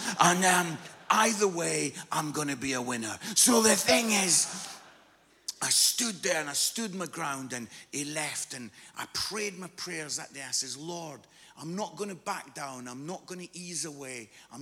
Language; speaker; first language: English; native; English